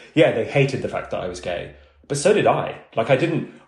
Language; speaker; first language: English; early bilingual, other home language; Urdu